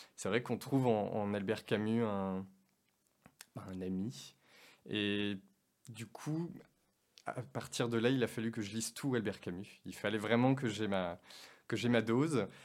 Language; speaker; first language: French; native; French